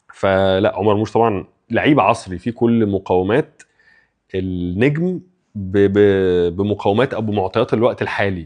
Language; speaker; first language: Arabic; native; Arabic